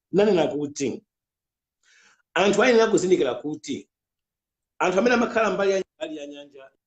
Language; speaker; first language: Nyanja; non-native, local second language; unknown